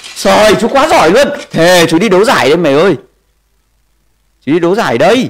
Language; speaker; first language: Vietnamese; native; Vietnamese